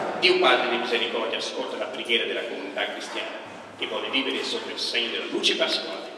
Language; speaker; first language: Italian; non-native, fluent; Portuguese